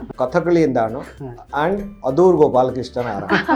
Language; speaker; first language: Malayalam; non-native, local second language; Odia